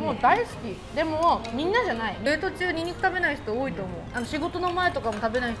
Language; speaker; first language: Japanese; native; Japanese